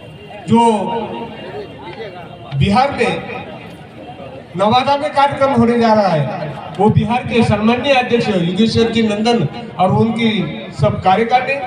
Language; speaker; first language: Hindi; native; Hindi